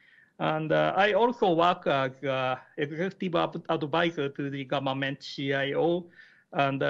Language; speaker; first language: English; non-native, learner; Japanese